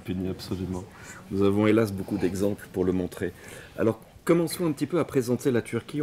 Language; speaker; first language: French; native; French